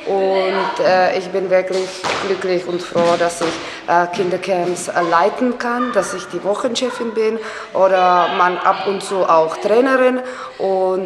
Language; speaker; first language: German; non-native, fluent; Czech